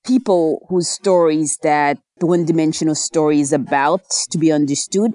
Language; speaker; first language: English; native; English